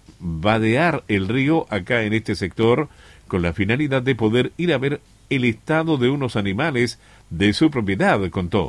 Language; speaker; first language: Spanish; native; Spanish